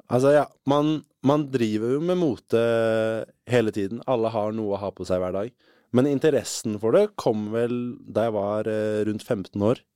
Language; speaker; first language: Norwegian; native; Norwegian